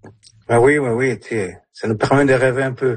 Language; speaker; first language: French; early bilingual, other home language; Spanish